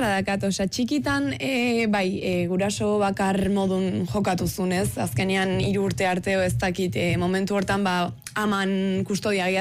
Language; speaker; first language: Basque; native; Basque